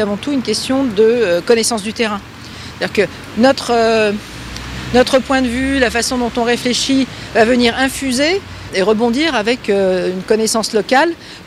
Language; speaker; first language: French; native; French